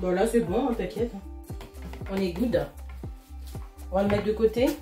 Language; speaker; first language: French; native; French